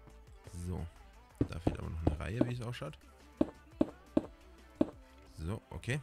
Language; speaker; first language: German; native; German